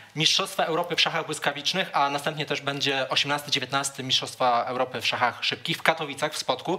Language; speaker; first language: Polish; native; Polish